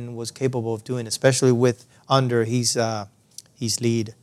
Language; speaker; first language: English; non-native, fluent; Spanish